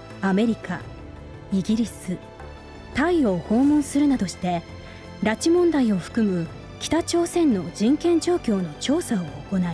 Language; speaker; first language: Japanese; native; Japanese